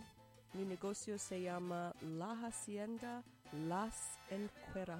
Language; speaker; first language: Spanish; non-native, learner; English